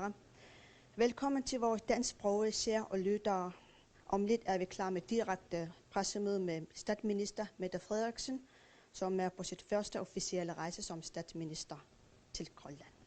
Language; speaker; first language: Danish; non-native, local second language; Kalaallisut